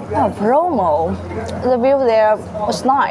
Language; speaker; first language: English; non-native, learner; Chinese